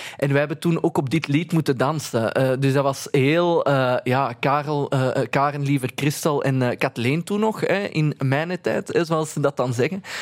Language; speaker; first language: Dutch; early bilingual, other home language; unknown